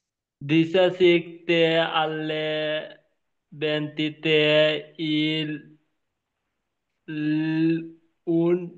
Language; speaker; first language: Italian; non-native, learner; Bangla